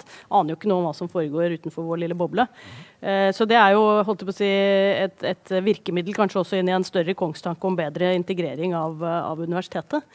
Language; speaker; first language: Norwegian; native; Norwegian